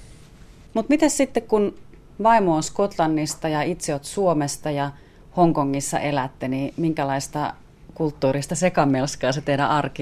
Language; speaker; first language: Finnish; native; Finnish